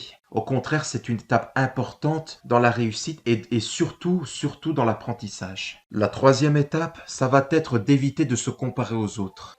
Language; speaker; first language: French; native; French